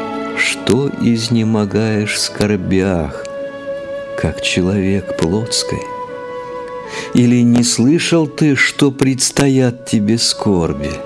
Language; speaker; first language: Russian; native; Russian